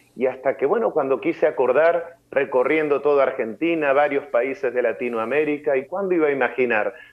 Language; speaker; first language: Spanish; native; Spanish